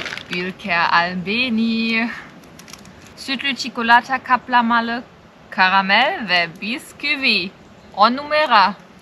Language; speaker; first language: Turkish; non-native, learner; German